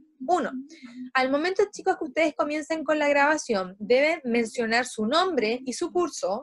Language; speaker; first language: Spanish; native; Spanish